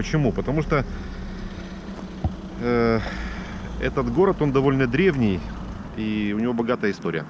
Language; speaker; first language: Russian; native; Russian